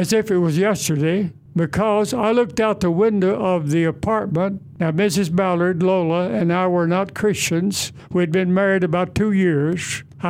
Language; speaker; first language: English; native; English